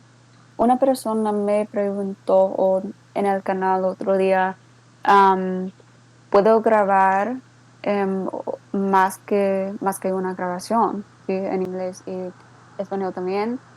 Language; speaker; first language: Spanish; non-native, learner; English